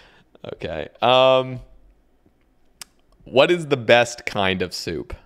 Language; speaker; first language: English; native; English